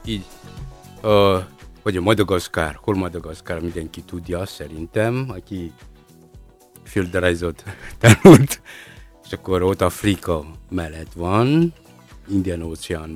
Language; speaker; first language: Hungarian; non-native, fluent; Malagasy